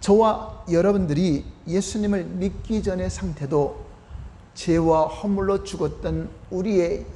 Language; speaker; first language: Korean; native; Korean